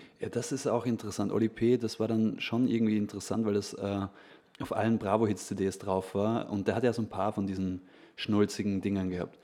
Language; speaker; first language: German; native; German